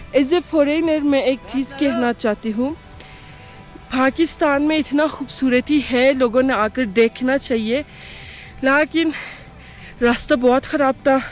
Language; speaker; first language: Urdu; non-native, learner; Turkish